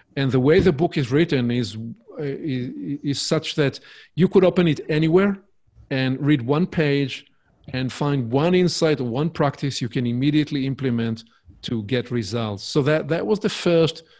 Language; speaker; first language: English; non-native, fluent; Hebrew